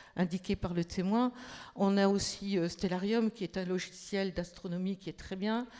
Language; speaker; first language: French; native; French